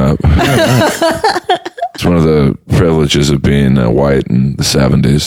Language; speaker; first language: English; native; English